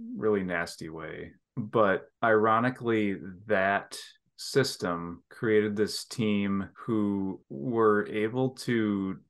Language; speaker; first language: English; native; English